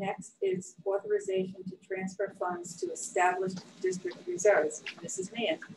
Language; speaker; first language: English; native; English